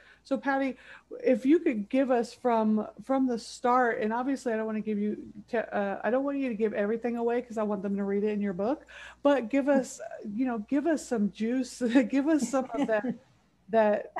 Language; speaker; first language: English; native; English